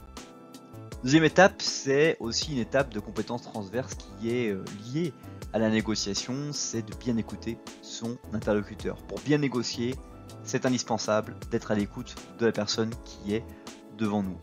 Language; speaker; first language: French; native; French